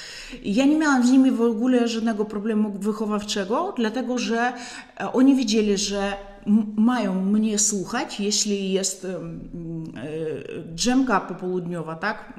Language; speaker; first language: Polish; non-native, fluent; Russian